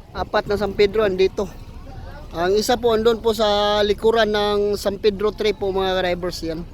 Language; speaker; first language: Filipino; non-native, local second language; Cebuano